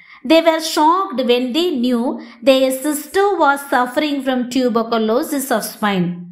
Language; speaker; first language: English; non-native, local second language; Tamil